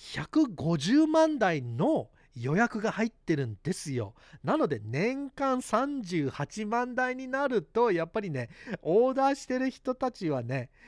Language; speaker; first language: Japanese; early bilingual, heritage; Japanese